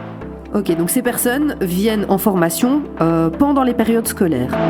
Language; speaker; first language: French; native; French